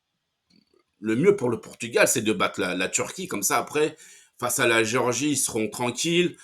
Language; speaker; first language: French; native; French